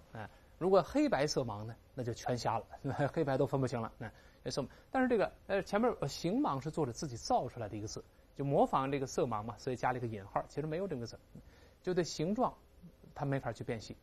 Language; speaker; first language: Chinese; native; Chinese